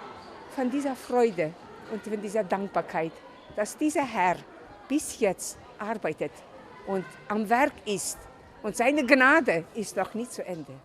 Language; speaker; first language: German; non-native, fluent; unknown